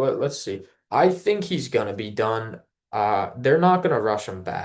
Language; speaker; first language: English; native; English